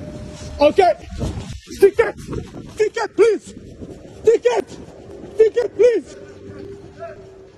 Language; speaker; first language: English; non-native, learner; French